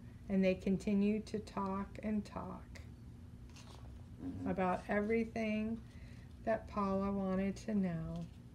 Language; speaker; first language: English; native; English